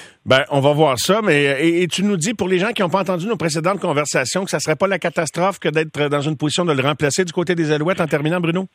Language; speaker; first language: French; native; French